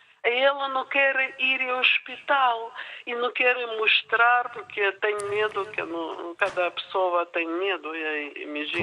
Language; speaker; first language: Portuguese; non-native, learner; Ukrainian